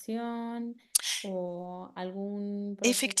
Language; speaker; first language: Spanish; native; Spanish